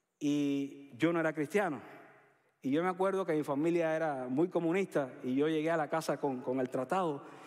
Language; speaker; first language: Spanish; native; Spanish